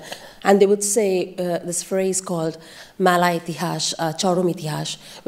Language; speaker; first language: English; non-native, local second language; Bangla